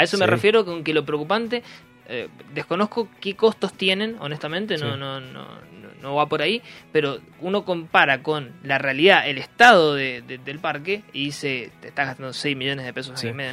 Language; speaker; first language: Spanish; native; Spanish